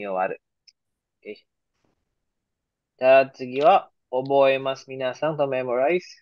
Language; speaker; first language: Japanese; non-native, fluent; Filipino